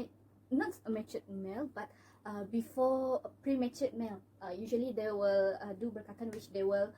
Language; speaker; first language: English; non-native, local second language; Iban